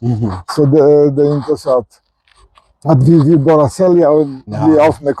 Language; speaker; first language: Swedish; non-native, fluent; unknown